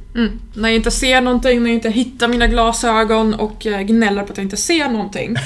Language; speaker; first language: Swedish; non-native, fluent; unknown